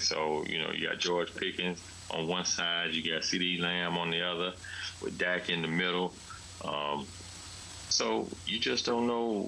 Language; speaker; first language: English; native; English